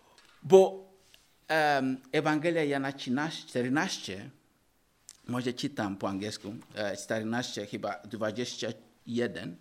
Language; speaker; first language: Polish; non-native, learner; Ukrainian